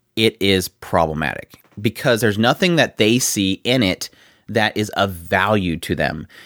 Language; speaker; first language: English; native; English